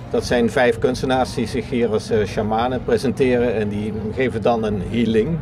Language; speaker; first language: Dutch; native; Dutch